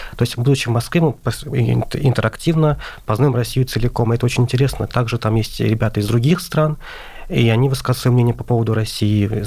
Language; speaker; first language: Russian; non-native, local second language; Azerbaijani